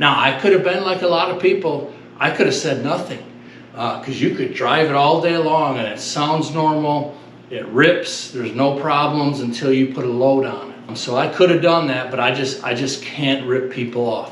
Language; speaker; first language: English; native; English